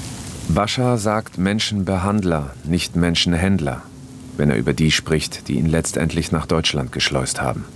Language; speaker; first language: German; native; German